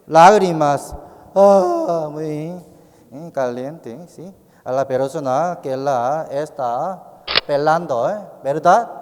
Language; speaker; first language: Spanish; non-native, learner; Korean